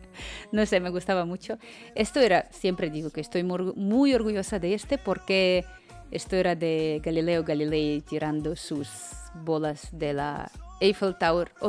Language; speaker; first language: Spanish; non-native, fluent; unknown